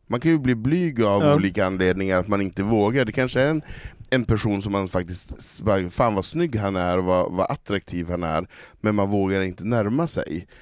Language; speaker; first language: Swedish; native; Swedish